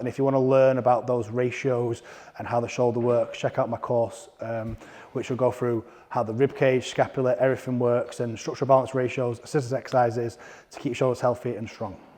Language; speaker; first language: English; native; English